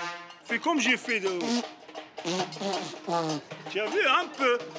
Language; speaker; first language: French; non-native, local second language; Arabic